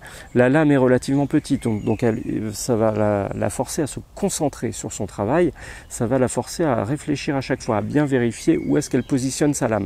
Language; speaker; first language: French; native; French